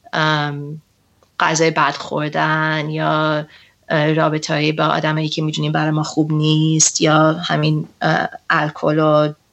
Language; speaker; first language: Persian; early bilingual, heritage; Persian